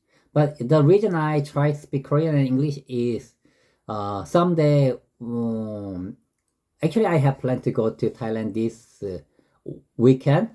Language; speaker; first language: English; non-native, learner; Korean